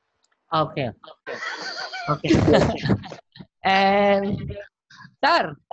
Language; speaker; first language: English; non-native, fluent; Indonesian